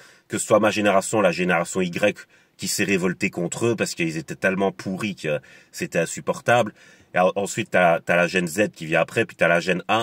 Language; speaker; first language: French; native; French